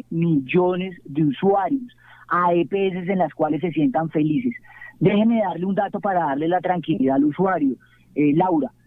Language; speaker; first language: Spanish; native; Spanish